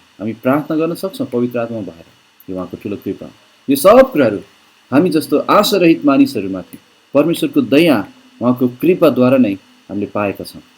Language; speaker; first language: Nepali; native; Nepali